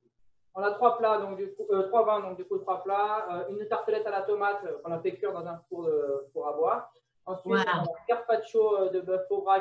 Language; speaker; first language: French; native; French